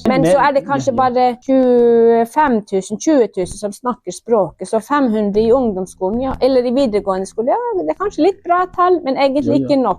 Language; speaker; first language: Norwegian; non-native, local second language; Northern Sami